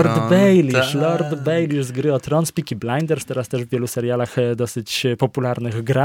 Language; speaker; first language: Polish; native; Polish